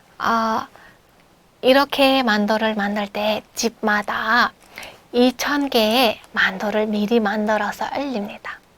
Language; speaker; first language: Korean; non-native, fluent; Mongolian